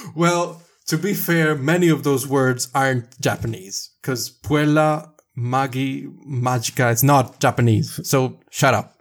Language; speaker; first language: English; non-native, fluent; Italian